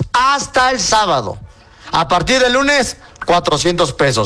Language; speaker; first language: Spanish; native; Spanish